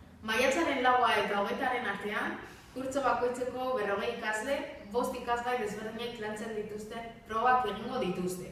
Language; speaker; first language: Basque; native; Basque